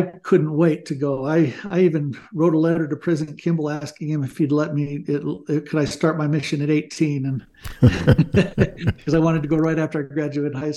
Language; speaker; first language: English; native; English